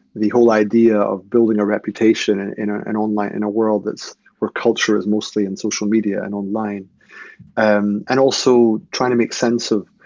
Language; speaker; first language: English; native; English